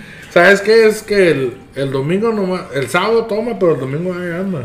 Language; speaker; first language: Spanish; early bilingual, heritage; Spanish